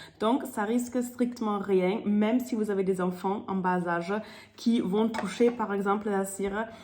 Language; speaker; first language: French; non-native, fluent; German